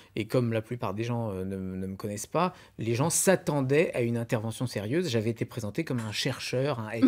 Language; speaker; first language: French; native; French